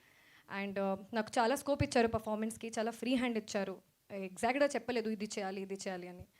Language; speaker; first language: Telugu; non-native, fluent; Hindi